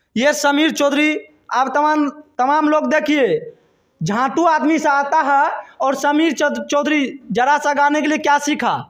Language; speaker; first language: Hindi; native; Hindi